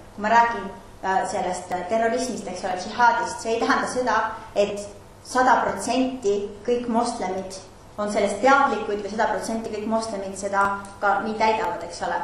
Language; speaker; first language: Estonian; non-native, fluent; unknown